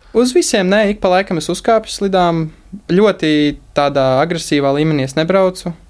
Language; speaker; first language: Latvian; native; Latvian